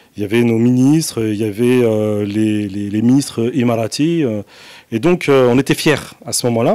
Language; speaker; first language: French; non-native, local second language; Arabic